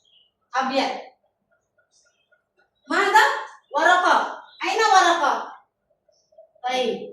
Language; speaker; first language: Arabic; non-native, learner; Malay